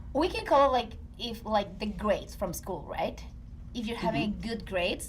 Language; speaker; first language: English; non-native, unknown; Spanish